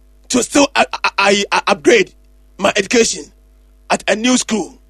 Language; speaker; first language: English; non-native, local second language; Akan